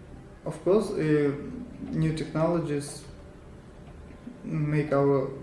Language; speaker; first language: English; non-native, learner; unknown